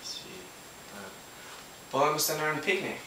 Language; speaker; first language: Spanish; non-native, learner; English